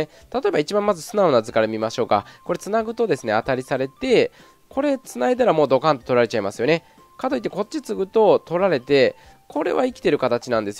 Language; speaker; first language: Japanese; native; Japanese